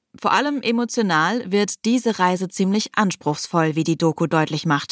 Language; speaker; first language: German; native; German